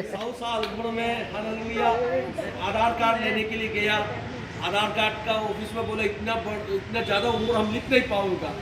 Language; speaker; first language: Hindi; non-native, local second language; Malayalam